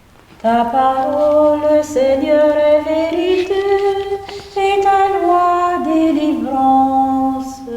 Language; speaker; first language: French; native; French